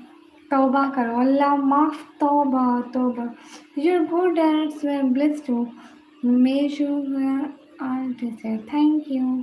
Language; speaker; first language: English; non-native, learner; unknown